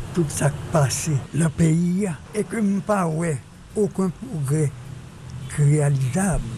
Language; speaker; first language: French; native; French